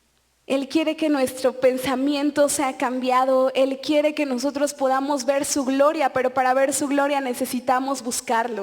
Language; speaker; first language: Spanish; native; Spanish